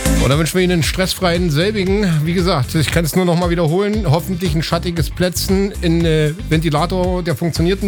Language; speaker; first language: German; native; German